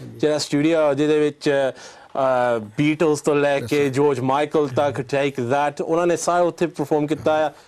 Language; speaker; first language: Punjabi; early bilingual, heritage; Punjabi